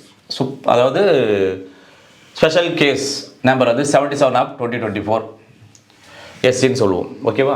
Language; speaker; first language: Tamil; native; Tamil